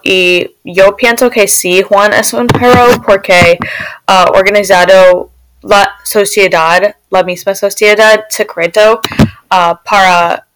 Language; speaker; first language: Spanish; non-native, learner; English